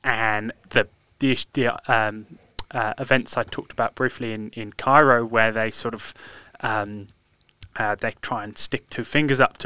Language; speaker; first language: English; native; English